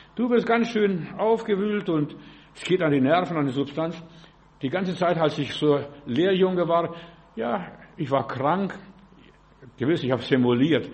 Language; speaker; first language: German; early bilingual, other home language; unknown